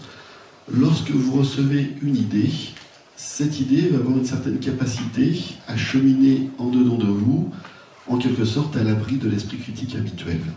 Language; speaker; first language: French; native; French